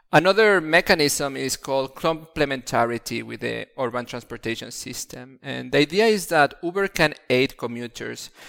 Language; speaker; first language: English; non-native, fluent; Spanish